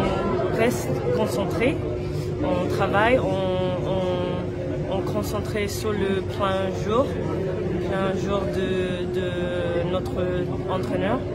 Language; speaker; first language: French; non-native, local second language; Haitian Creole